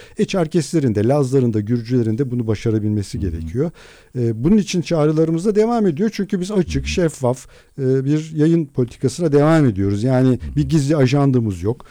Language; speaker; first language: Turkish; non-native, local second language; Adyghe